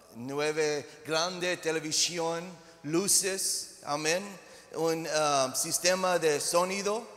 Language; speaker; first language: Spanish; non-native, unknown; English